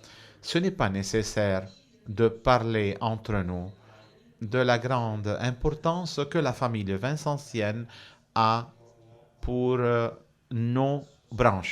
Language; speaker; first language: French; non-native, fluent; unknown